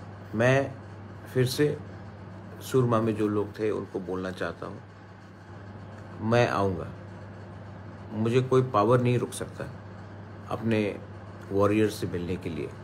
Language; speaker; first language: Hindi; non-native, local second language; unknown